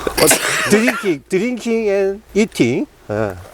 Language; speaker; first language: English; non-native, learner; Korean